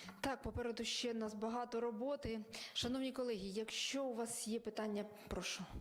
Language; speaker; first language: Ukrainian; native; Ukrainian